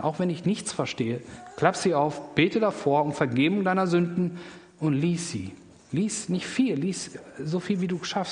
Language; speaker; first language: German; native; German